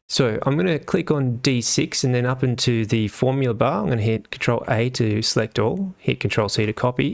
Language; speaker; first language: English; native; English